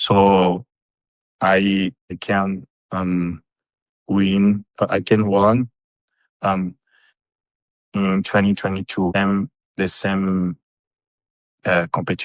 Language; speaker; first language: English; non-native, learner; Portuguese